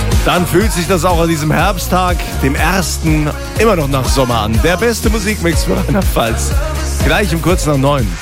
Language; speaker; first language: German; native; German